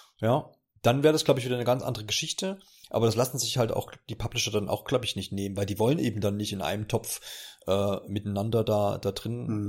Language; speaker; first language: German; native; German